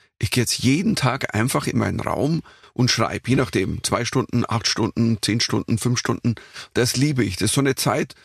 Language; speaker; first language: German; native; German